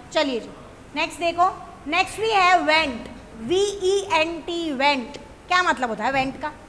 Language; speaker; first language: Hindi; native; Hindi